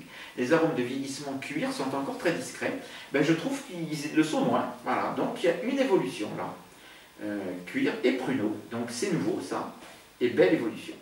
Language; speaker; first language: French; native; French